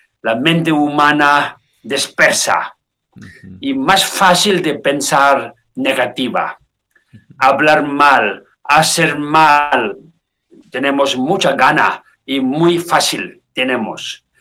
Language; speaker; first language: Spanish; non-native, learner; Tibetan